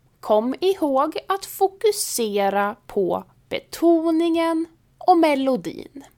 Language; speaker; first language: Swedish; native; Swedish